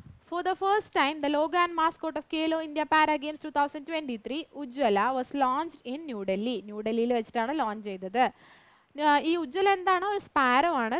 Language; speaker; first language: English; non-native, local second language; Malayalam